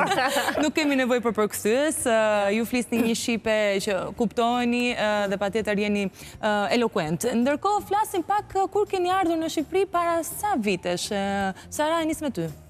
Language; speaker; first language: Albanian; native; Albanian